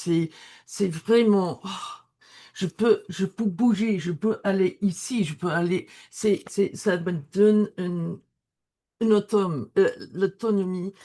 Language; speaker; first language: French; non-native, learner; English